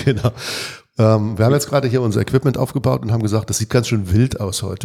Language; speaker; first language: German; native; German